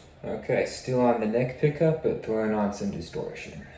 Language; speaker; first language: English; native; English